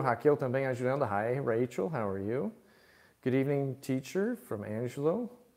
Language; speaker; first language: Portuguese; non-native, fluent; English